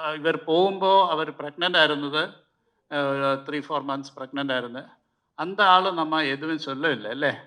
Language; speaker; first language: Tamil; non-native, learner; Malayalam